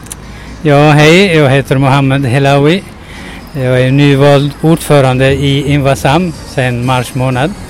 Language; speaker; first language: Swedish; non-native, fluent; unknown